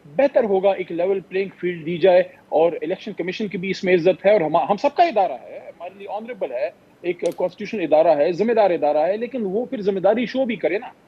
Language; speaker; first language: Urdu; non-native, local second language; Pashto